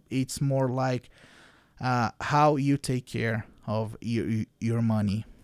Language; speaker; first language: English; non-native, fluent; Portuguese